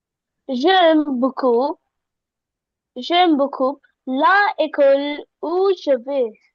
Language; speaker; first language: French; non-native, learner; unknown